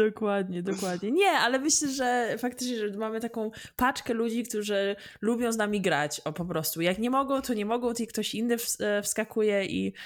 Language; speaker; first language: Polish; early bilingual, heritage; English